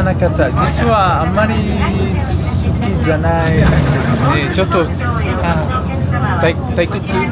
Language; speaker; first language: Japanese; non-native, fluent; French